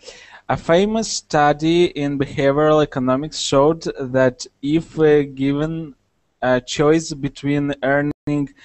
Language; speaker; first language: English; non-native, learner; Russian